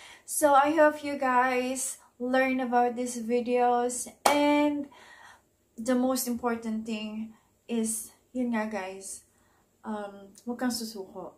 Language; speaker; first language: English; non-native, local second language; Filipino